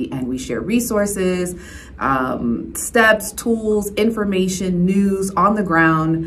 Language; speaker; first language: English; native; English